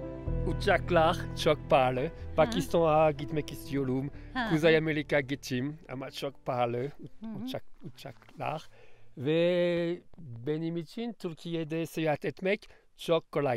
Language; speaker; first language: Turkish; non-native, learner; French